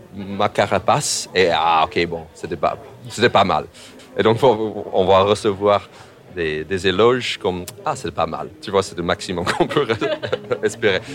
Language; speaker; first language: French; non-native, fluent; English